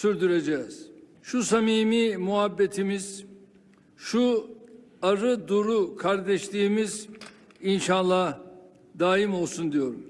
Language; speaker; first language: Turkish; native; Turkish